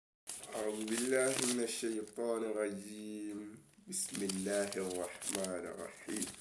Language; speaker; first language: Arabic; non-native, learner; Yoruba